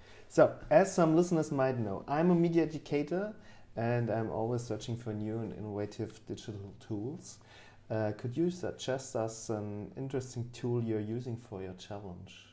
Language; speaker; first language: English; non-native, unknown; German